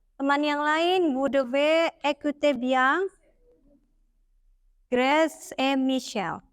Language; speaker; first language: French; non-native, fluent; Indonesian